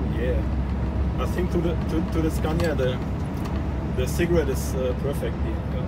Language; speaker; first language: English; non-native, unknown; German